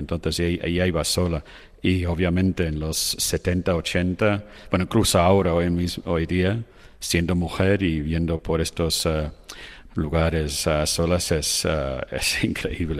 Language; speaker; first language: Spanish; non-native, fluent; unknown